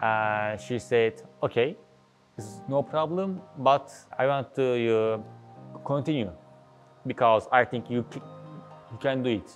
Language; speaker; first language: English; non-native, learner; Turkish